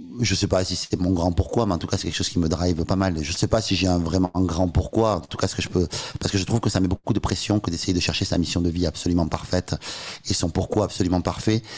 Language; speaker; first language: French; native; French